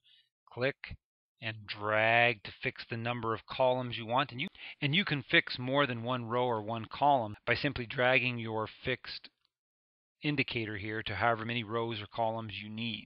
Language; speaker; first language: English; native; English